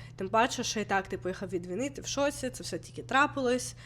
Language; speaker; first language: Ukrainian; non-native, local second language; Russian